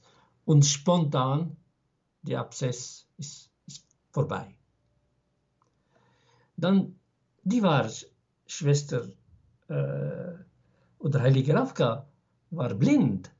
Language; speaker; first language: German; non-native, fluent; Arabic